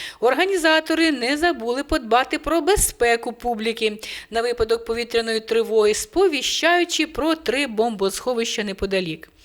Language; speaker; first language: Ukrainian; native; Ukrainian